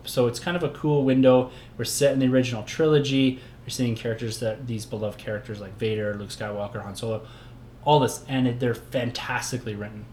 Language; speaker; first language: English; native; English